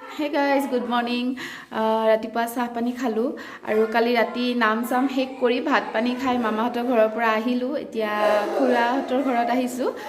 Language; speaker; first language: Assamese; native; Assamese